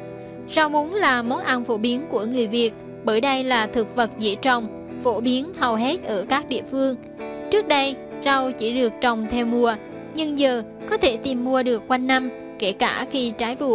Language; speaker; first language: Vietnamese; native; Vietnamese